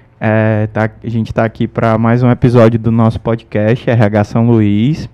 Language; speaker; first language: Portuguese; native; Portuguese